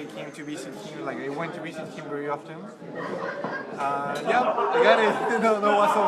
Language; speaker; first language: English; non-native, fluent; Spanish